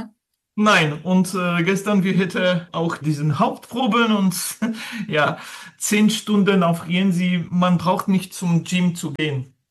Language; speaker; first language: German; non-native, fluent; French